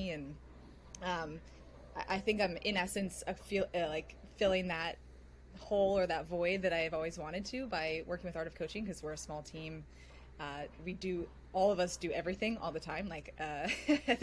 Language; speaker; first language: English; native; English